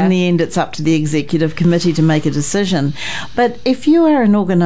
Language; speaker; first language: English; native; English